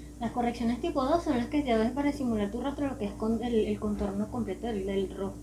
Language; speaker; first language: Spanish; native; Spanish